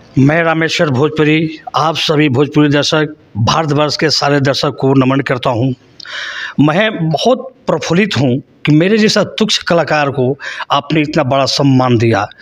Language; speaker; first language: Hindi; non-native, local second language; Bhojpuri